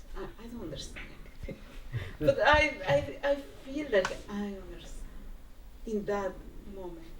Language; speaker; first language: English; non-native, learner; Spanish